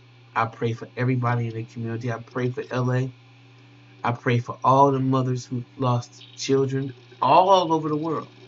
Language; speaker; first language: English; native; English